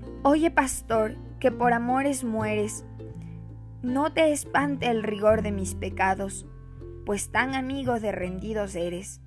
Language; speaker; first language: Spanish; native; Spanish